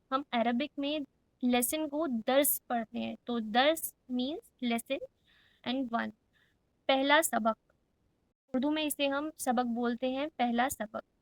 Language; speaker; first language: Hindi; native; Hindi